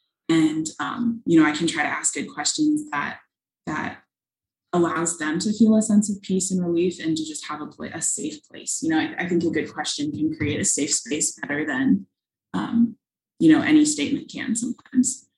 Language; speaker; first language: English; native; English